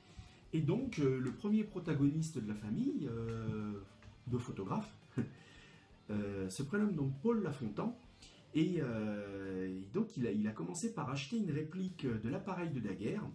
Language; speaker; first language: French; native; French